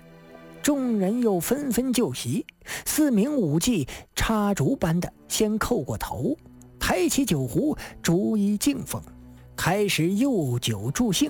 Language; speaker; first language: Chinese; native; Chinese